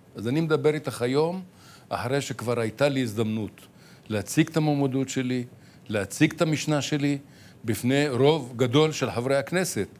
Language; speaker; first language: Hebrew; early bilingual, other home language; Arabic